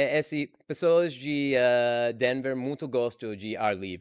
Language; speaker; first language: Portuguese; non-native, learner; English